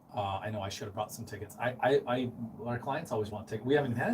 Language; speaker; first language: English; native; English